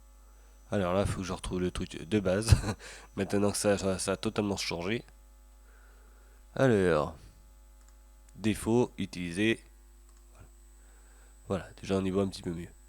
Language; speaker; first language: French; native; French